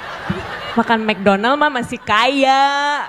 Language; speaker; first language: Indonesian; native; Indonesian